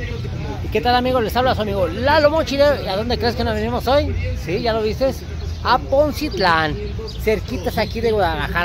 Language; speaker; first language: Spanish; native; Spanish